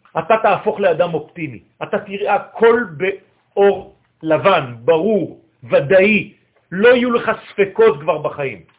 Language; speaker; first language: Hebrew; non-native, fluent; French